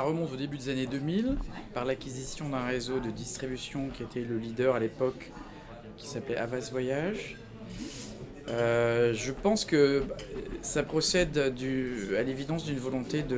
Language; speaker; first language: French; native; French